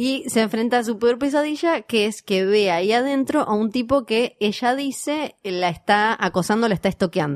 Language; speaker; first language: Spanish; native; Spanish